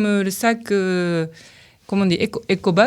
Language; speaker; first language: French; non-native, learner; Japanese